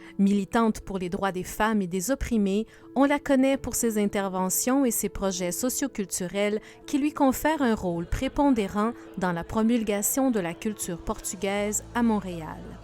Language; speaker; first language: French; native; French